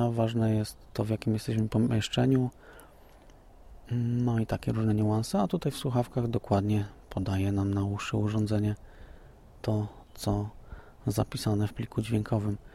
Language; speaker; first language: Polish; native; Polish